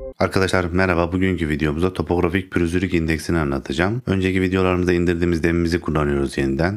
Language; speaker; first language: Turkish; native; Turkish